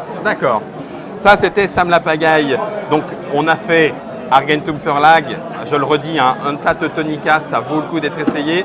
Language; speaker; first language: French; native; French